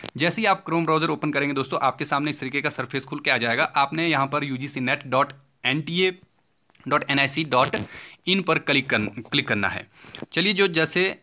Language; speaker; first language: Hindi; native; Hindi